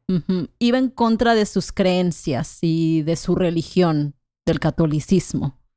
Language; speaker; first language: Spanish; native; Spanish